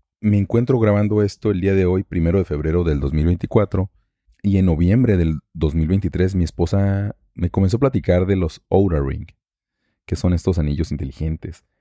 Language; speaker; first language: Spanish; native; Spanish